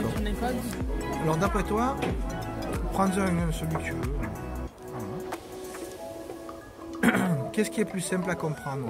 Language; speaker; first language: French; native; French